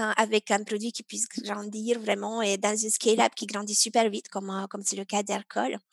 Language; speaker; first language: French; non-native, fluent; Romanian